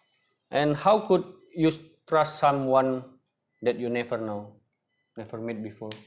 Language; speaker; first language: English; non-native, learner; Indonesian